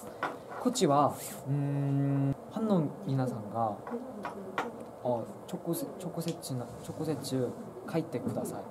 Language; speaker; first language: Japanese; non-native, learner; Korean